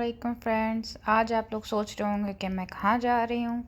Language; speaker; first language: Hindi; native; Hindi